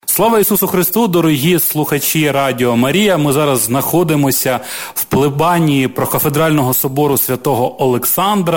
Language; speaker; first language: Ukrainian; native; Ukrainian